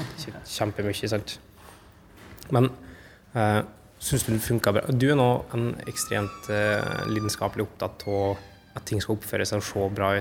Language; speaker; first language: Norwegian; native; Norwegian